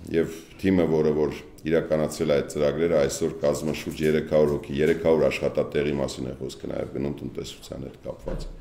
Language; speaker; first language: Armenian; native; Armenian